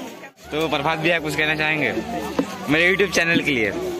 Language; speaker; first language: Hindi; native; Hindi